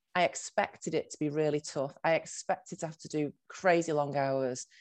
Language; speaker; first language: English; native; English